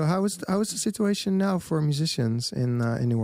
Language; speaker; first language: English; non-native, fluent; Dutch